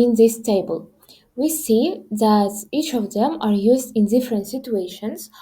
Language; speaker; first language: English; non-native, fluent; Kazakh